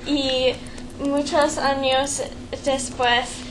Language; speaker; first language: Spanish; non-native, learner; English